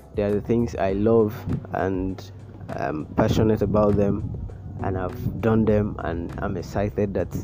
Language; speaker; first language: English; non-native, local second language; Igbo